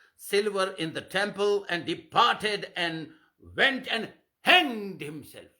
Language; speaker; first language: English; non-native, local second language; Hindi